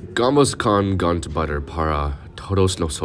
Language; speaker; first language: Spanish; non-native, learner; English